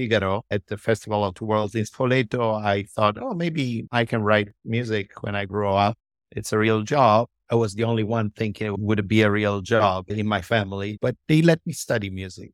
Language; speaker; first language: English; non-native, fluent; Italian